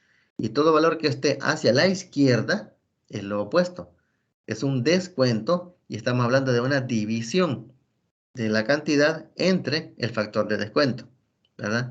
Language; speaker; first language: Spanish; native; Spanish